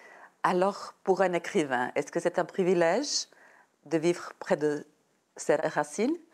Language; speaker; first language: French; non-native, fluent; Serbian